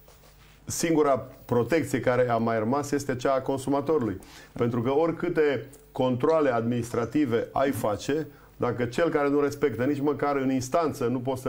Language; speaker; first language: Romanian; native; Romanian